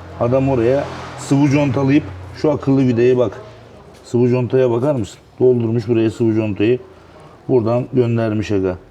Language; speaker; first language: Turkish; native; Turkish